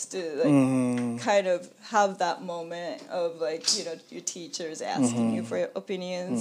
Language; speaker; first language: English; non-native, fluent; Japanese